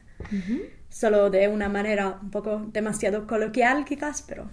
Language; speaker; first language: Spanish; non-native, fluent; English